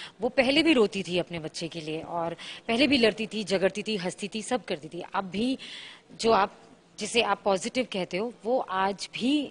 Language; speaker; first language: Hindi; native; Hindi